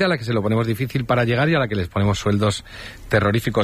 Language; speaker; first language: Spanish; native; Spanish